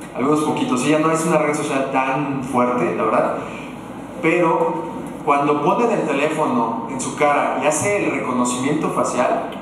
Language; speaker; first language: Spanish; native; Spanish